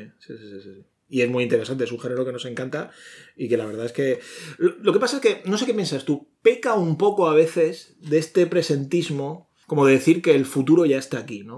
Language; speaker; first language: Spanish; native; Spanish